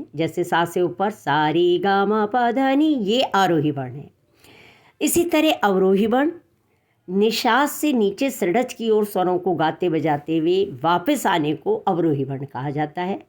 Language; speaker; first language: Hindi; native; Hindi